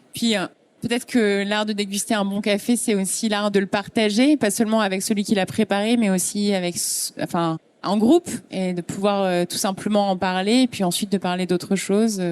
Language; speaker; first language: French; native; French